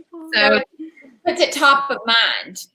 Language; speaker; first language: English; native; English